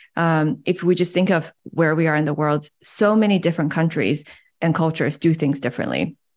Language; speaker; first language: English; early bilingual, other home language; Chinese